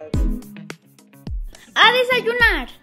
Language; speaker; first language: Spanish; native; Spanish